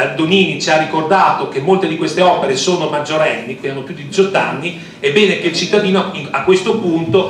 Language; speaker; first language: Italian; native; Italian